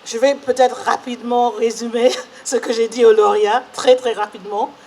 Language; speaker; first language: French; non-native, learner; English